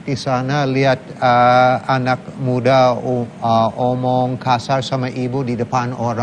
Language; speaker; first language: Indonesian; non-native, learner; English